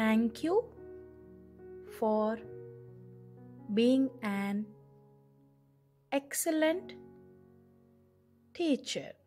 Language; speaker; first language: English; non-native, local second language; Kannada